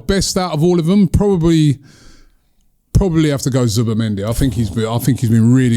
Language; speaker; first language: English; native; English